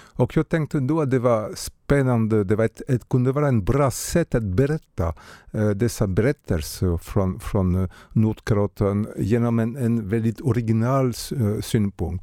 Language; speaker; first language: Swedish; non-native, fluent; French